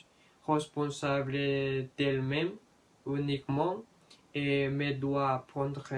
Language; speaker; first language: French; non-native, learner; Spanish